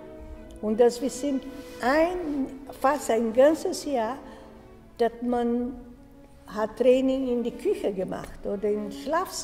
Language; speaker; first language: German; non-native, fluent; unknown